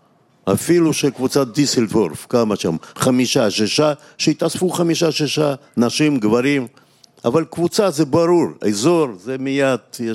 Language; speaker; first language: Hebrew; non-native, fluent; Russian